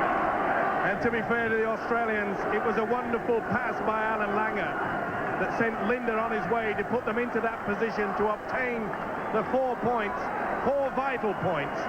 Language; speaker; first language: English; native; English